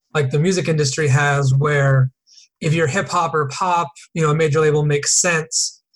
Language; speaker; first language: English; native; English